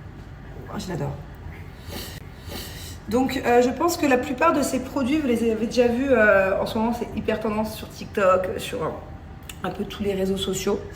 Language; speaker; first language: French; native; French